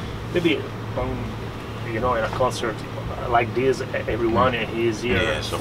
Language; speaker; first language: English; non-native, fluent; Italian